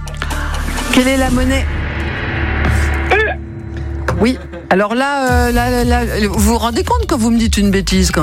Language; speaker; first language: French; native; French